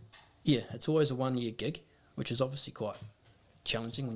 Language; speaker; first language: English; native; English